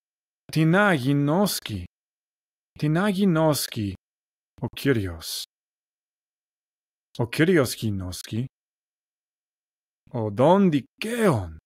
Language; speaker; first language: Greek; non-native, learner; English